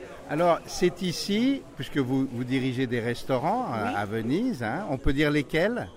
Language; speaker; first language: French; native; French